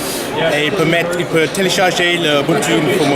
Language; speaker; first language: French; non-native, learner; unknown